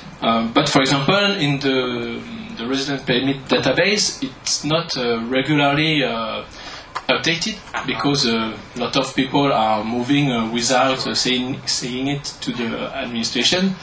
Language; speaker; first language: English; non-native, learner; French